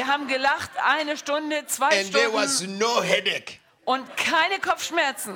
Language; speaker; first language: German; non-native, learner; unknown